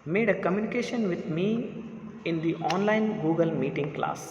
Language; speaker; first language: English; non-native, local second language; Kannada